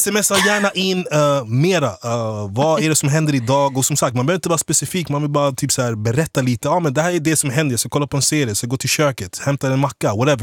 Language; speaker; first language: Swedish; native; Swedish